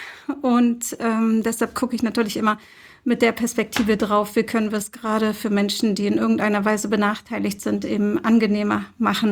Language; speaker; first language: German; early bilingual, other home language; Turkish